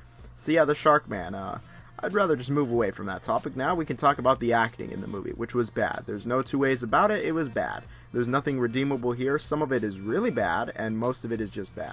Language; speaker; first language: English; native; English